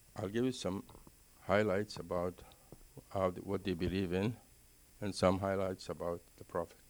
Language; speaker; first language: English; non-native, fluent; Arabic